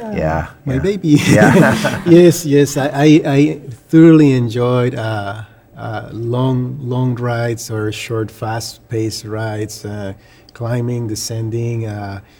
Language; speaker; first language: English; non-native, fluent; Spanish